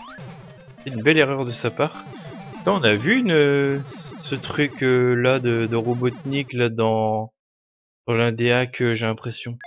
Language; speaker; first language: French; native; French